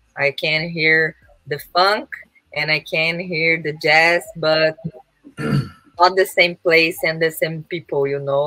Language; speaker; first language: English; non-native, learner; Portuguese